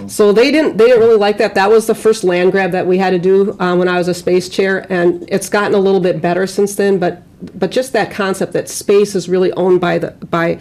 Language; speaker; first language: English; native; English